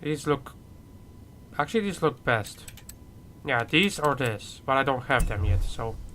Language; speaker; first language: English; non-native, fluent; Polish